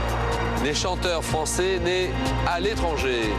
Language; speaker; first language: French; native; French